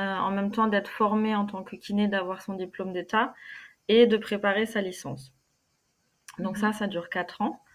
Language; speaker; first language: French; native; French